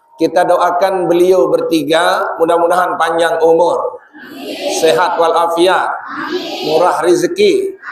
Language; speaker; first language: Indonesian; non-native, local second language; Sasak